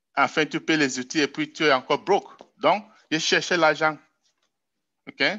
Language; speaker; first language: French; non-native, local second language; English